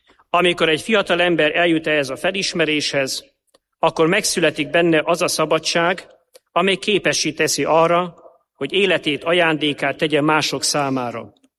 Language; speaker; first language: Hungarian; native; Hungarian